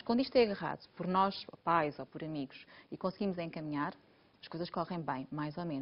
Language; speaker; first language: Portuguese; native; Portuguese